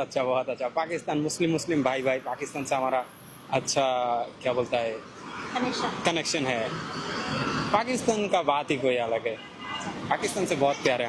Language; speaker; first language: Hindi; non-native, learner; Bangla